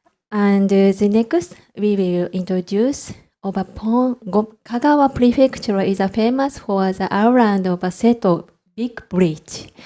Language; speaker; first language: English; non-native, learner; Japanese